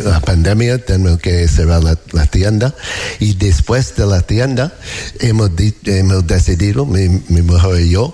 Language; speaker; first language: Spanish; non-native, learner; English